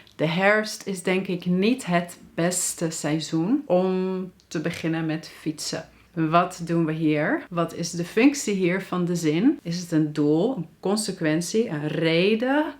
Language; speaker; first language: Dutch; native; Dutch